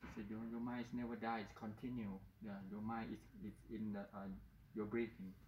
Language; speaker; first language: English; non-native, learner; Thai